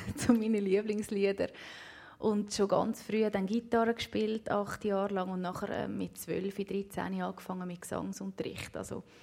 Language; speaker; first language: German; native; German